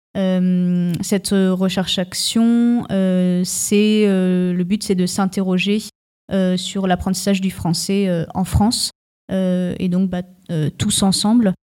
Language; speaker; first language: French; native; French